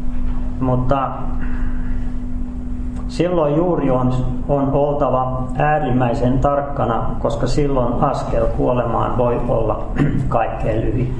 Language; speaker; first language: Finnish; native; Finnish